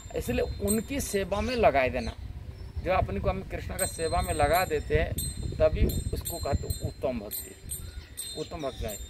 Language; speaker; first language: Hindi; non-native, local second language; Odia